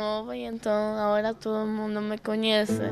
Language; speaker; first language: Portuguese; non-native, learner; Spanish